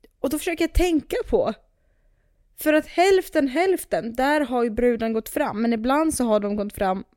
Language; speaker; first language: Swedish; early bilingual, other home language; Russian